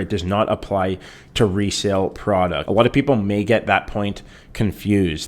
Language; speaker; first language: English; native; English